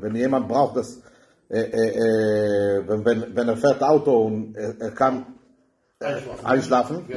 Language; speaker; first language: German; non-native, fluent; Hebrew